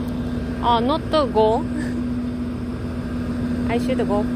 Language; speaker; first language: English; non-native, learner; Japanese